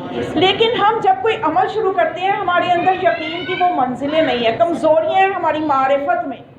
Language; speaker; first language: Urdu; native; Urdu